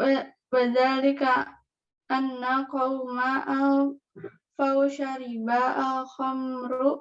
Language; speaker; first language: Arabic; non-native, learner; Indonesian